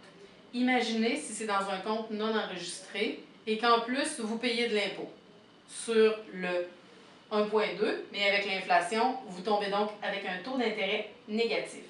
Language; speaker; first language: French; native; French